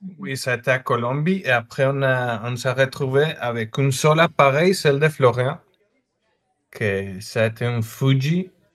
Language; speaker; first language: French; non-native, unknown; Spanish